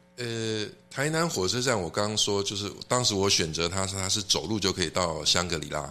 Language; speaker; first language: Chinese; native; Chinese